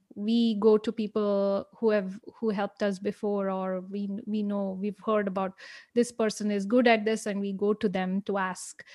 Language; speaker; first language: English; non-native, local second language; Kannada